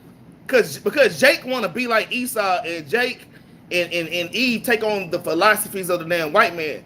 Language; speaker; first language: English; native; English